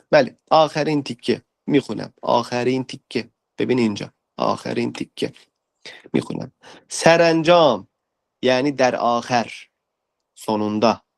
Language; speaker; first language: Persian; non-native, fluent; Turkish